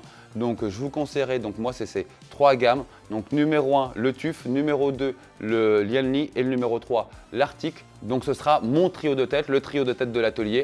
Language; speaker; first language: French; native; French